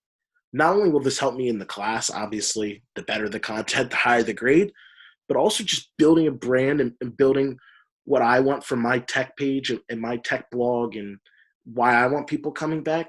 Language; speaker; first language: English; native; English